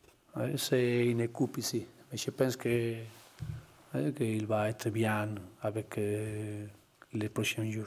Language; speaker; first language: French; non-native, learner; Spanish